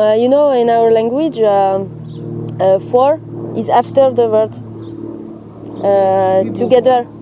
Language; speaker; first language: English; non-native, learner; Hungarian